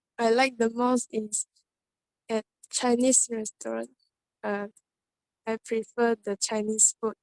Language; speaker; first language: English; non-native, learner; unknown